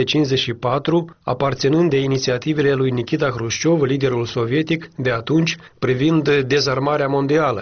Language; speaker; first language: Romanian; native; Romanian